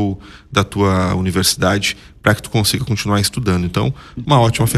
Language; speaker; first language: Portuguese; native; Portuguese